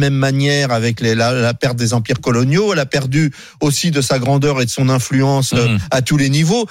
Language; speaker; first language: French; native; French